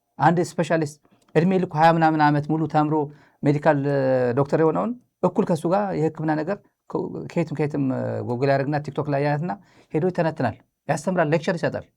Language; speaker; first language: Amharic; native; Amharic